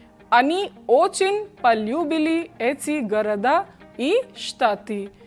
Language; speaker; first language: Russian; non-native, fluent; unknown